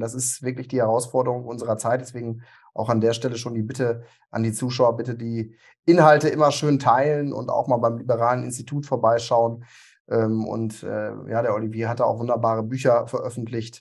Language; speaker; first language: German; native; German